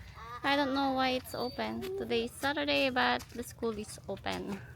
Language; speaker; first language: English; non-native, local second language; Filipino